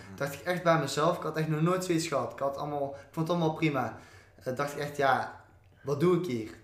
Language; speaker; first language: Dutch; native; Dutch